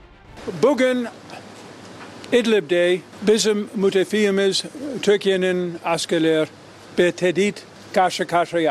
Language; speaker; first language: Turkish; non-native, fluent; English